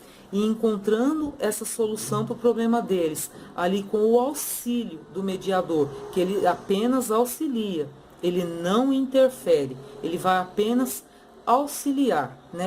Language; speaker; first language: Portuguese; native; Portuguese